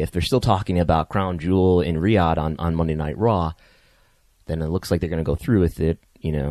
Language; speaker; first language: English; native; English